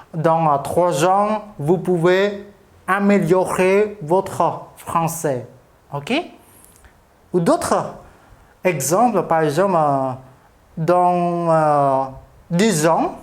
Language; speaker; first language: French; non-native, fluent; Khmer